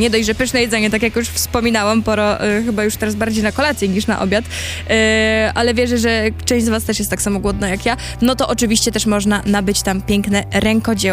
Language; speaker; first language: Polish; native; Polish